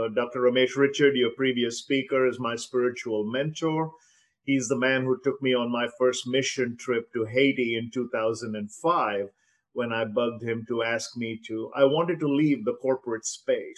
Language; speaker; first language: English; non-native, local second language; Telugu